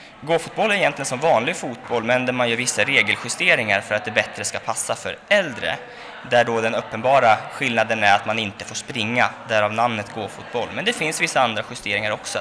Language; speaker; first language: Swedish; native; Swedish